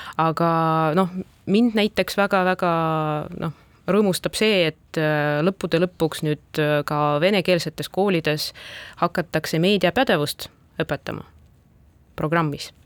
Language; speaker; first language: Estonian; non-native, local second language; Russian